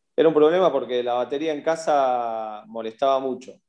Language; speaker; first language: Spanish; native; Spanish